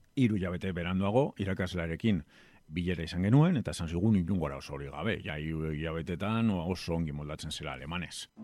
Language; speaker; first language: Basque; non-native, local second language; Spanish